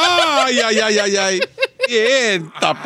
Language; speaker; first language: Spanish; native; Spanish